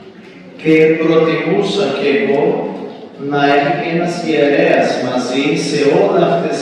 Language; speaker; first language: Greek; non-native, fluent; Portuguese